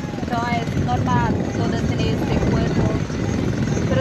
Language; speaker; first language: Spanish; non-native, learner; Portuguese